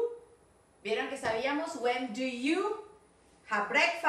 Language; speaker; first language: English; non-native, fluent; Spanish